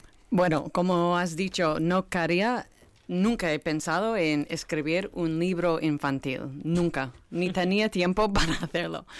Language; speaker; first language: Spanish; non-native, learner; English